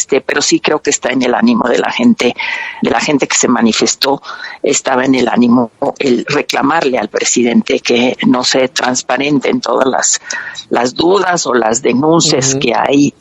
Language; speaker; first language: Spanish; native; Spanish